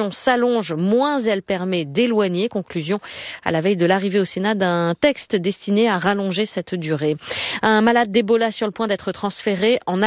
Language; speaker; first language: French; native; French